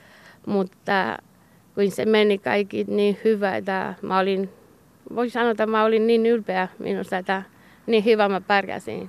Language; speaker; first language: Finnish; non-native, learner; Basque